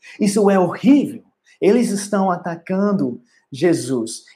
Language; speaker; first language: Portuguese; non-native, learner; English